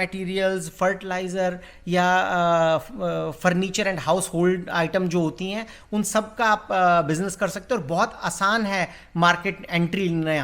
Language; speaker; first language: Hindi; native; Hindi